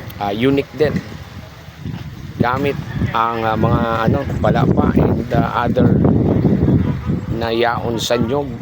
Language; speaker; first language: Filipino; non-native, local second language; Bikol